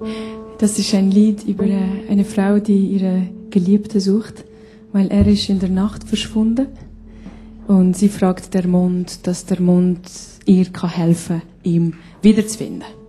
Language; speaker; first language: German; non-native, fluent; Albanian